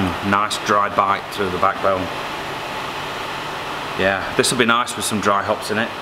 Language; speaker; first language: English; native; English